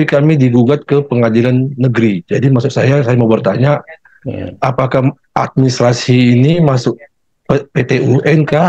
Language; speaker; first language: Indonesian; native; Indonesian